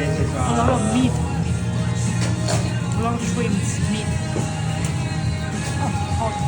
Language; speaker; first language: English; non-native, fluent; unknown